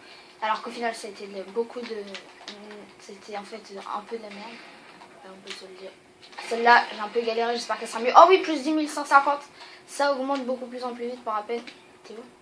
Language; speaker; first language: French; native; French